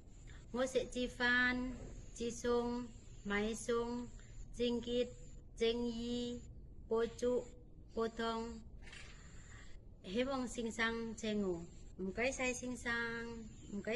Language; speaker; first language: Cantonese; non-native, learner; Indonesian